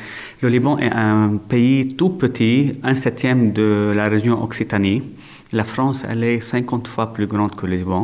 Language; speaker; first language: French; non-native, local second language; Arabic